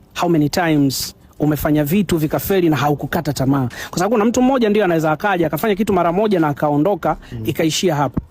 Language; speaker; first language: Swahili; native; Swahili